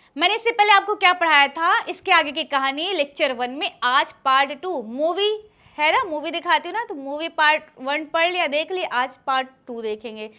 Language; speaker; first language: Hindi; native; Hindi